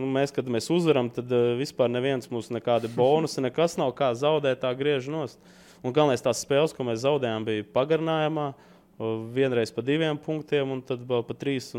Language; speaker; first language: Latvian; native; Latvian